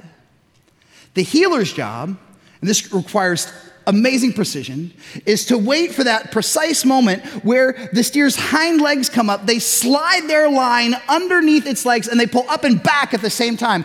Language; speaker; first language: English; native; English